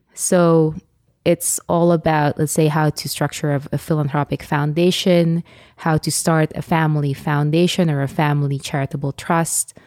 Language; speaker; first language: English; non-native, local second language; Filipino